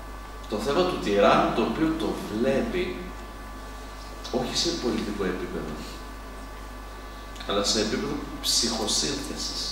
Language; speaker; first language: Greek; native; Greek